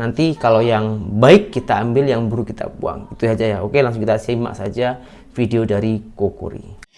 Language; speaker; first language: Indonesian; native; Indonesian